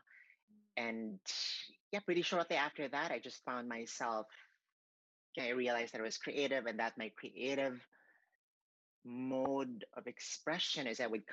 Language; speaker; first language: English; non-native, local second language; Cebuano